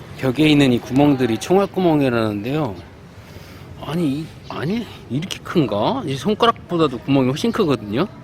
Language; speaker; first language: Korean; native; Korean